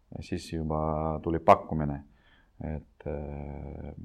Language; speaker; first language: Estonian; non-native, local second language; Russian